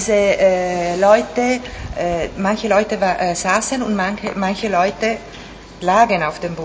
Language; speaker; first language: German; non-native, fluent; Italian